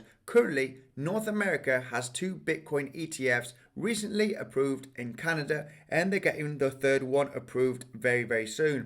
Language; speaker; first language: English; native; English